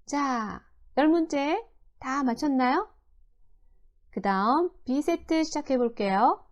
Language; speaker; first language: Korean; native; Korean